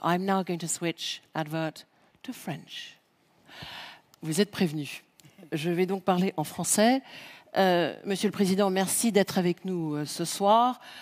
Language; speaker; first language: French; early bilingual, heritage; French